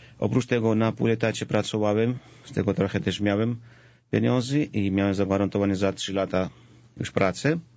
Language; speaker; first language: Polish; non-native, fluent; Georgian